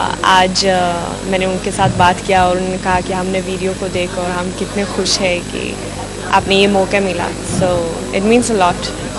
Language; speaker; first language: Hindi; non-native, learner; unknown